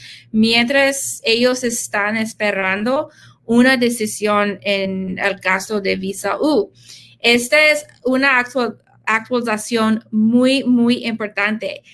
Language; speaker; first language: Spanish; early bilingual, heritage; English